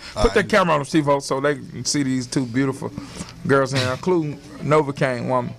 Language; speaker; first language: English; native; English